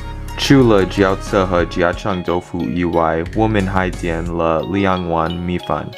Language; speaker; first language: Chinese; non-native, learner; English